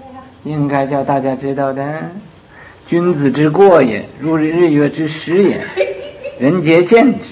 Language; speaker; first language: Chinese; native; Chinese